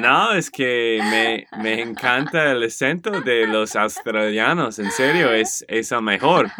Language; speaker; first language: Spanish; non-native, learner; English